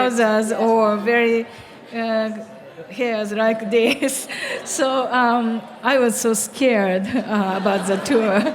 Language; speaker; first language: English; non-native, learner; Japanese